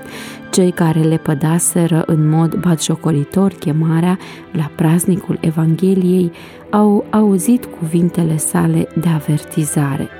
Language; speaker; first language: Romanian; native; Romanian